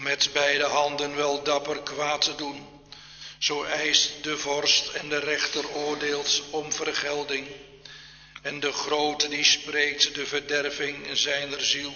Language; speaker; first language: Dutch; native; Dutch